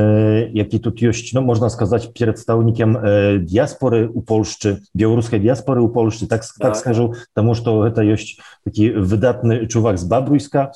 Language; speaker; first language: Belarusian; non-native, local second language; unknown